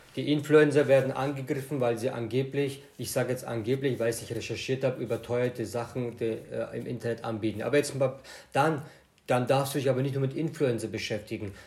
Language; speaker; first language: German; native; German